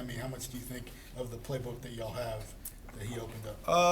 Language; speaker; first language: English; native; English